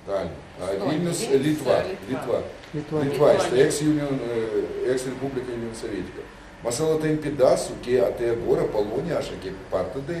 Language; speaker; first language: Portuguese; non-native, learner; Russian